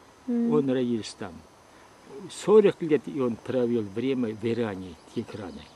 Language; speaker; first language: Russian; non-native, local second language; Uyghur